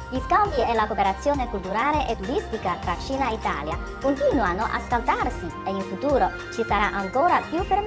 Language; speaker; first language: Italian; non-native, fluent; Chinese